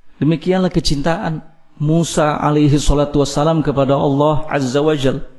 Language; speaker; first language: Indonesian; native; Indonesian